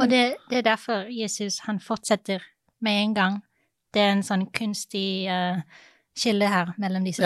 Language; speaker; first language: Norwegian; non-native, fluent; English